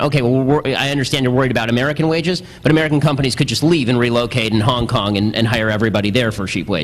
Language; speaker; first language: English; native; English